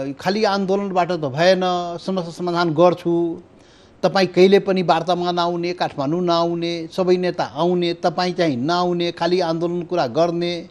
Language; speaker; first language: Nepali; non-native, local second language; Maithili